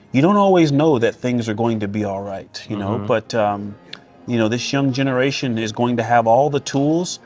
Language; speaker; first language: English; native; English